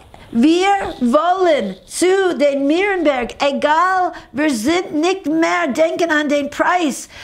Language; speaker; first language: German; non-native, fluent; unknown